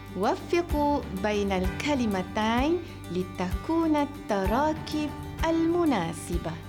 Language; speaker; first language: Arabic; non-native, fluent; Malay